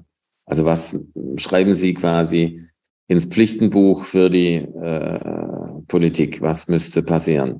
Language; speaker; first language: German; native; German